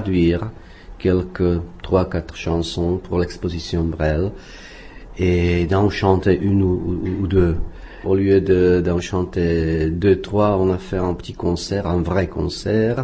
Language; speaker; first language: French; non-native, fluent; Czech